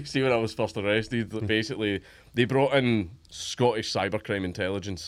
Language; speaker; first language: English; native; English